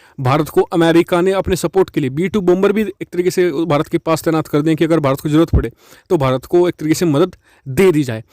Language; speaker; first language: Hindi; native; Hindi